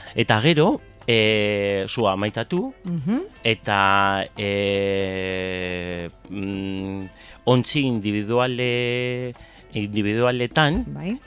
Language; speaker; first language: Basque; non-native, local second language; Spanish